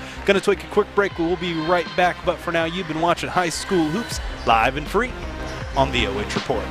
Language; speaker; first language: English; native; English